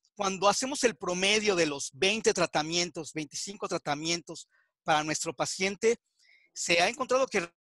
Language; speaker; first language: Spanish; native; Spanish